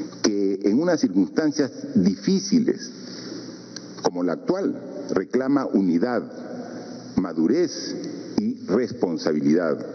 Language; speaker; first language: Spanish; native; Spanish